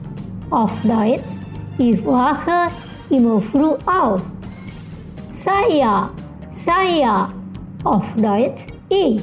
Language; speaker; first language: German; non-native, fluent; Indonesian